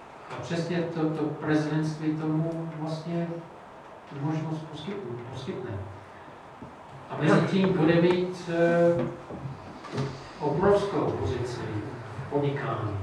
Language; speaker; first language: Czech; non-native, fluent; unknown